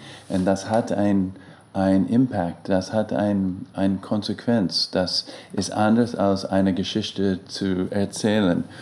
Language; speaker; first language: German; non-native, learner; English